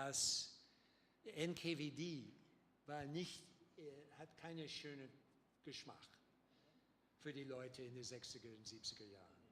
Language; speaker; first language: German; non-native, learner; English